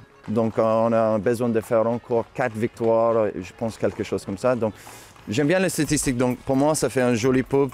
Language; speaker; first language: French; non-native, fluent; English